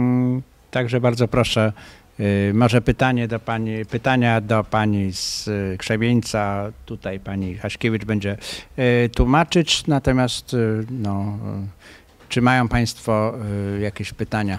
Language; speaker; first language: Polish; native; Polish